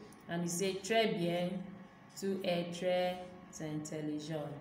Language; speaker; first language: French; non-native, fluent; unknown